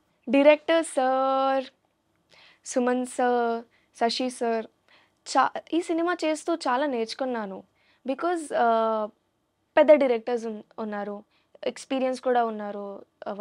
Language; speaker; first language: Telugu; non-native, learner; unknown